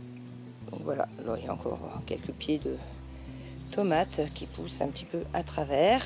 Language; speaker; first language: French; native; French